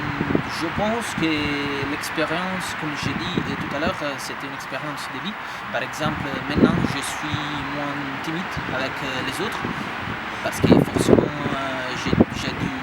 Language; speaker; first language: French; non-native, fluent; Italian